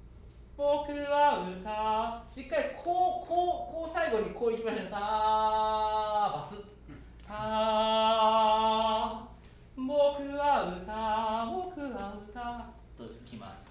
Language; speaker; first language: Japanese; native; Japanese